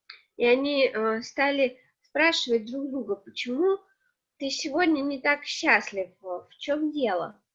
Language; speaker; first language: Russian; native; Russian